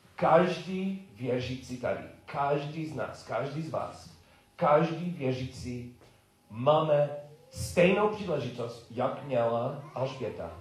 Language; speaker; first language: Czech; non-native, learner; English